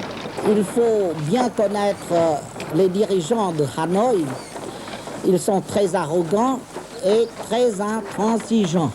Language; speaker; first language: French; non-native, local second language; Khmer